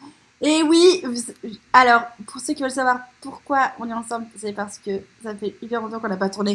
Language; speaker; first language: French; native; French